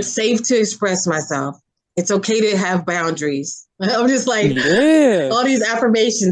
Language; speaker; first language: English; native; English